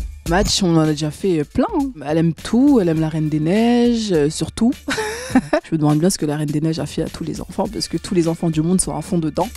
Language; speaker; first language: French; native; French